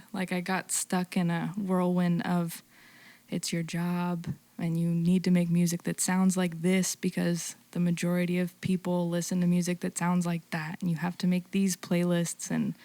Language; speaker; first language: English; native; English